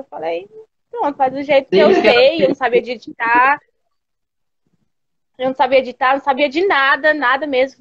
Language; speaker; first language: Portuguese; native; Portuguese